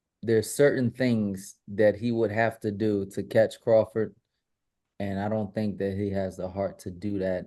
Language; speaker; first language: English; native; English